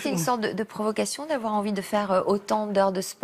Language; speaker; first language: French; native; French